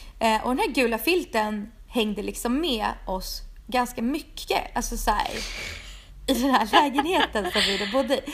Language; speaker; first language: Swedish; early bilingual, other home language; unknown